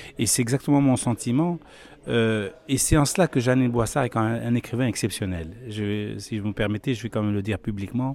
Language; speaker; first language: French; non-native, local second language; Arabic